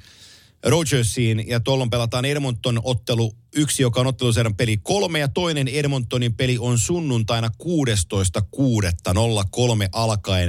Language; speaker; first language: Finnish; native; Finnish